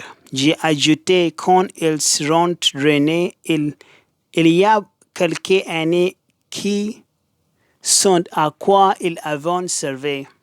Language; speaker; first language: French; non-native, learner; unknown